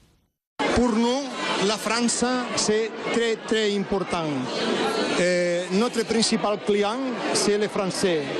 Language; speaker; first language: French; non-native, learner; Spanish